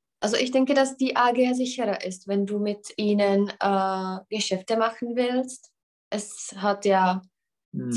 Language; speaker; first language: German; non-native, learner; Czech